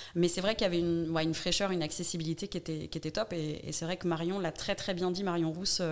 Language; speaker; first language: French; native; French